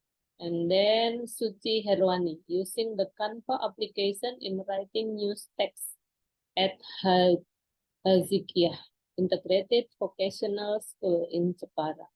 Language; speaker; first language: English; non-native, fluent; Indonesian